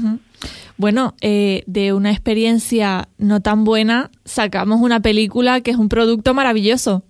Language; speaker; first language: Spanish; native; Spanish